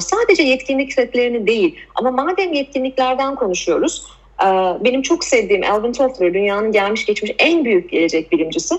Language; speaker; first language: Turkish; native; Turkish